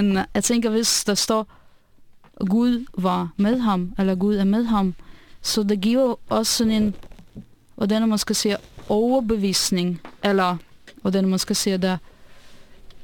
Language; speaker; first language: Danish; non-native, fluent; Russian